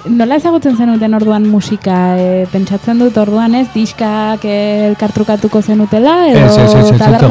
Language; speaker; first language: Basque; native; Basque